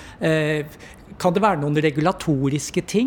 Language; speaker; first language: Norwegian; native; Norwegian